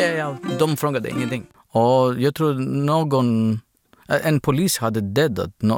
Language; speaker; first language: Swedish; non-native, learner; Greek